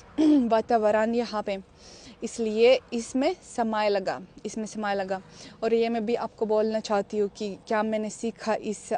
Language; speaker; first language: Hindi; non-native, fluent; Russian